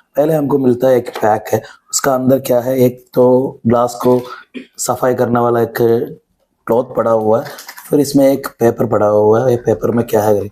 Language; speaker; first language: Hindi; non-native, local second language; Malayalam